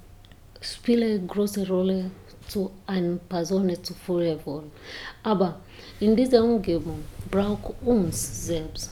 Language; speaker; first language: German; non-native, learner; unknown